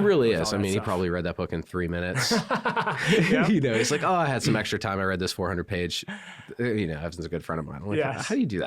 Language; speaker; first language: English; native; English